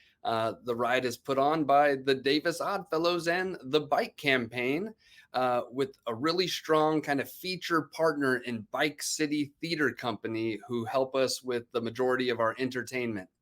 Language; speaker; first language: English; native; English